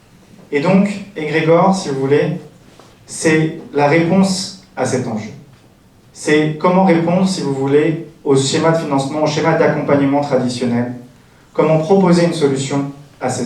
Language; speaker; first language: French; native; French